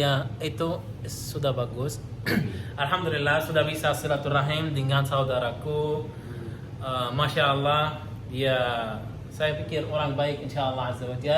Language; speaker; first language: Indonesian; non-native, learner; Arabic